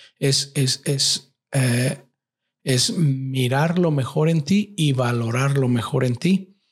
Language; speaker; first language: Spanish; native; Spanish